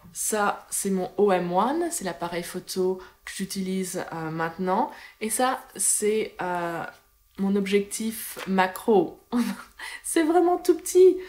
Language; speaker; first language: French; native; French